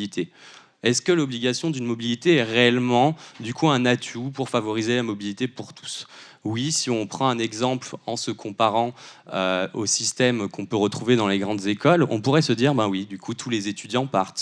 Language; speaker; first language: French; native; French